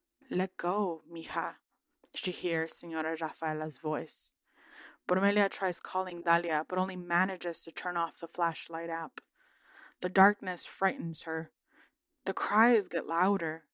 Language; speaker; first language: English; early bilingual, other home language; Spanish